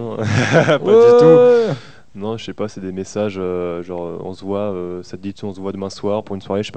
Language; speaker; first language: French; native; French